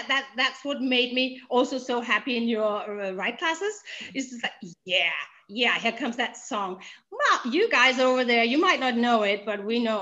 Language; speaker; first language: English; non-native, fluent; Danish